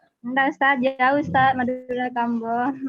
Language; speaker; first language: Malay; non-native, local second language; Madurese